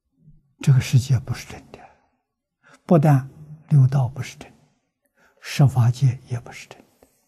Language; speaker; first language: Chinese; native; Chinese